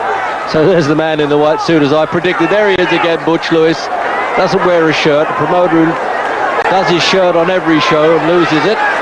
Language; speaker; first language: English; native; English